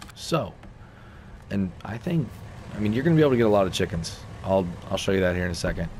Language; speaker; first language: English; native; English